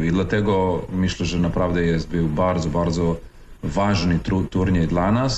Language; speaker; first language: Polish; non-native, fluent; Serbian